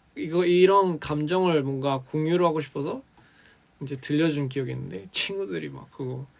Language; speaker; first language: Korean; early bilingual, other home language; English